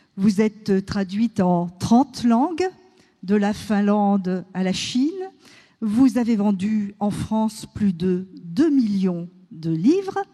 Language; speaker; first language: French; native; French